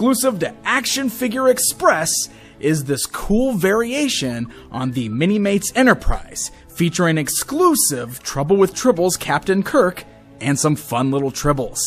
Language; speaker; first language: English; native; English